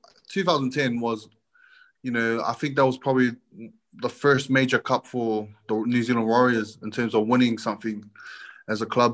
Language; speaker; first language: English; native; English